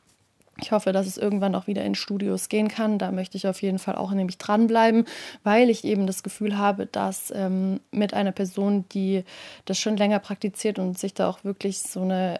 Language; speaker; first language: German; native; German